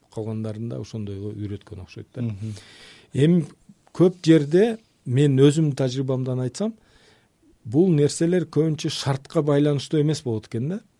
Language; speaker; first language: Kyrgyz; non-native, local second language; Uzbek